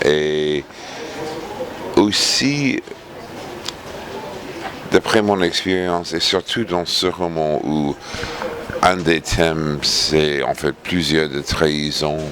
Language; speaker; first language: French; non-native, fluent; English